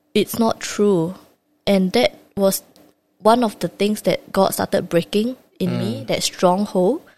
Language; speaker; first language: English; native; English